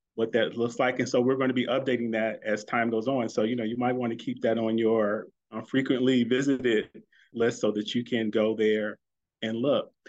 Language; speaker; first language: English; native; English